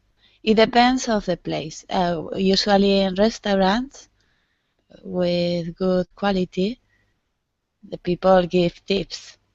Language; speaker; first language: English; non-native, learner; Spanish